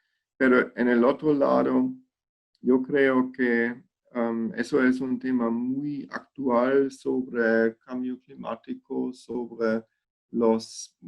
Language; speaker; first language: Spanish; non-native, fluent; German